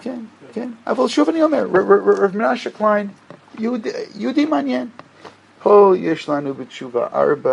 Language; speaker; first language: Hebrew; non-native, fluent; English